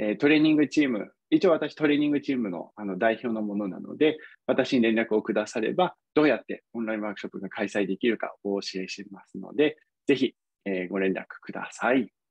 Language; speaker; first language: Japanese; non-native, fluent; English